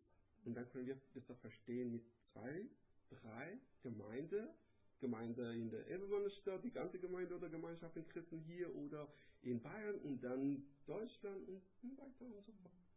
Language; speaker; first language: German; non-native, learner; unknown